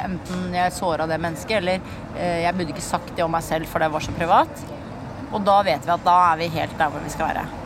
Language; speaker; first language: Norwegian; native; Norwegian